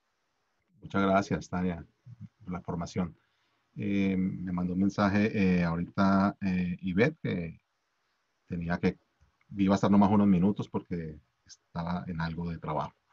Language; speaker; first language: Spanish; native; Spanish